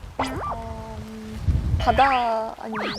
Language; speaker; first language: Korean; non-native, fluent; English